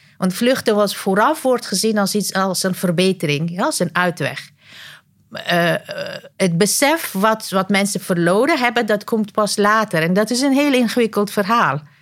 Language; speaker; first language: Dutch; non-native, fluent; Persian